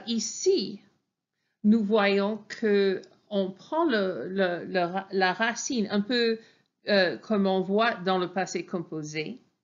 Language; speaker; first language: French; non-native, fluent; English